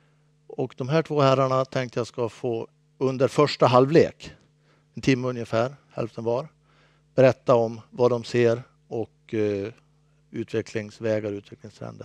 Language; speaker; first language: Swedish; native; Swedish